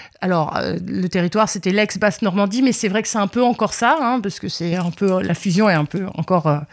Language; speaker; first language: French; native; French